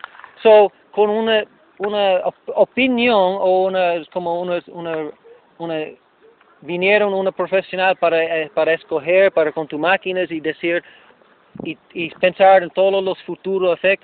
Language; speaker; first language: Spanish; non-native, learner; English